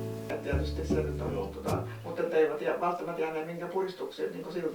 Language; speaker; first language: Finnish; native; Finnish